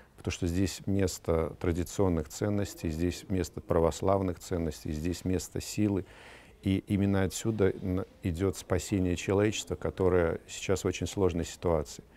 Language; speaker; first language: Russian; native; Russian